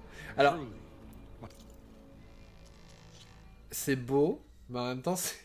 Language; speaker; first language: French; native; French